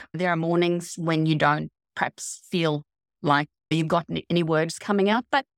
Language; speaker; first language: English; non-native, fluent; Swedish